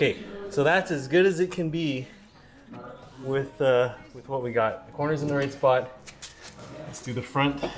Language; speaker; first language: English; native; English